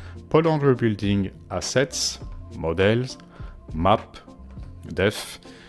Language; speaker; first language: English; non-native, fluent; French